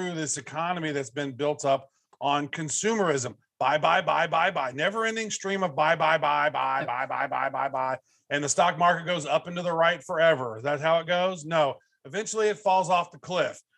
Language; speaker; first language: English; native; English